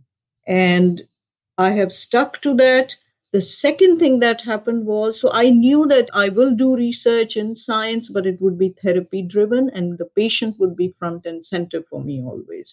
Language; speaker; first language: English; non-native, local second language; Urdu